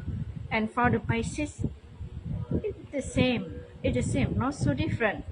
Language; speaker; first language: English; non-native, learner; Vietnamese